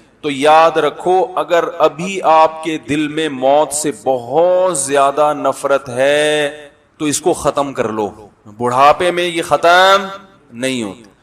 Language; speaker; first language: Urdu; native; Urdu